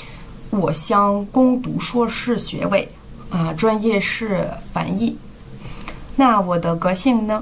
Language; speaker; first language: Chinese; non-native, learner; French